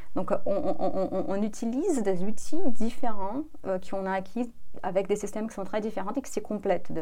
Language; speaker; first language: French; non-native, fluent; Portuguese